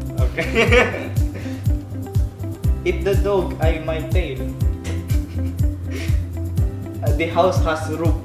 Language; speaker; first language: English; non-native, learner; Filipino